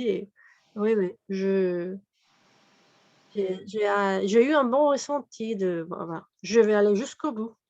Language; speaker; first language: French; non-native, fluent; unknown